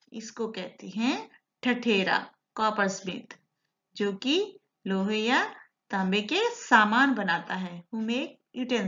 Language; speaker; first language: Hindi; non-native, local second language; Telugu